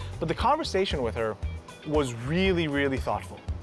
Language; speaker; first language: English; non-native, fluent; Chinese